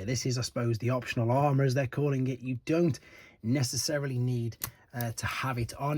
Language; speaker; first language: English; native; English